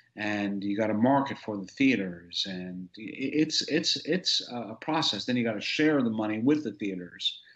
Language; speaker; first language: English; native; English